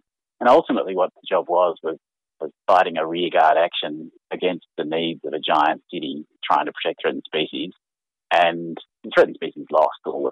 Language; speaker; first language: English; native; English